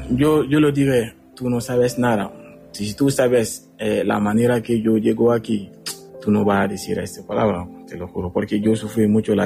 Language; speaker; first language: Spanish; non-native, learner; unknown